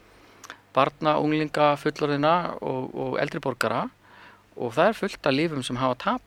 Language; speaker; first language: Icelandic; native; Icelandic